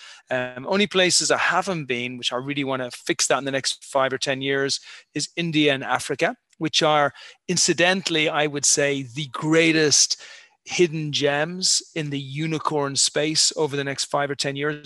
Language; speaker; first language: English; native; English